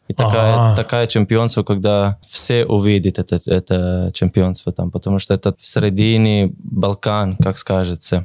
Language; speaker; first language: Russian; non-native, learner; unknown